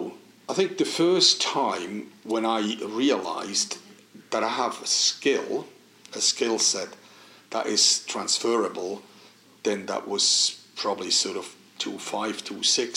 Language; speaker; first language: English; non-native, fluent; Swiss German